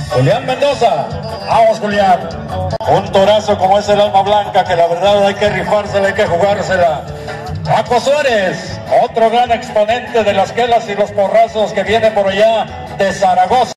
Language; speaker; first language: Spanish; native; Spanish